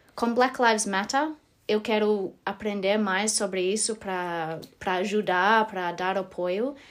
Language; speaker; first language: Portuguese; non-native, fluent; English